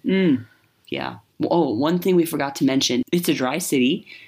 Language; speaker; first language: English; native; English